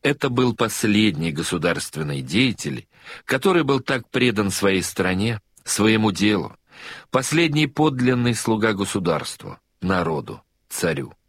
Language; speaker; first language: Russian; native; Russian